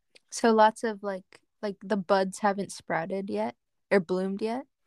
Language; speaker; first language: English; native; English